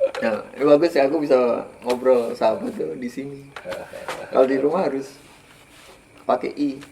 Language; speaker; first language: Indonesian; native; Indonesian